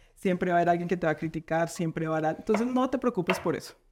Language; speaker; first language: Spanish; native; Spanish